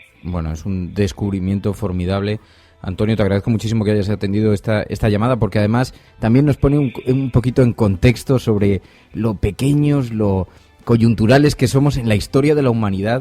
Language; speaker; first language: Spanish; native; Spanish